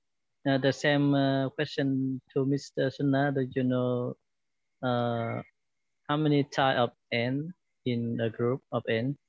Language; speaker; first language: English; non-native, learner; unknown